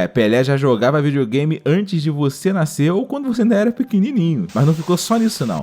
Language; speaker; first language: Portuguese; native; Portuguese